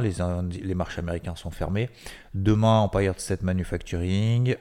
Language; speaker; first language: French; native; French